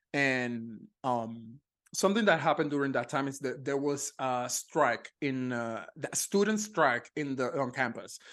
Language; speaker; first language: English; non-native, fluent; Spanish